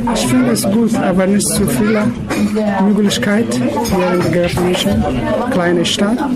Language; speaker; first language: German; non-native, learner; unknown